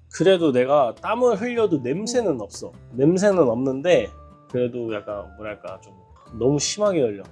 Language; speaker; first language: Korean; native; Korean